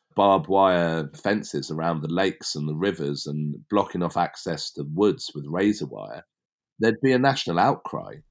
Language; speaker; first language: English; native; English